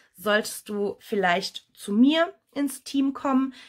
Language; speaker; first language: German; native; German